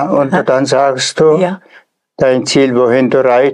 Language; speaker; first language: German; non-native, fluent; Tuvinian